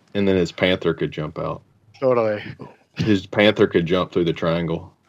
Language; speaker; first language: English; native; English